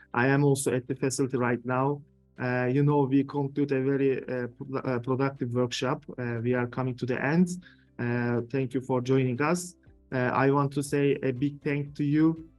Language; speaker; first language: English; non-native, fluent; Turkish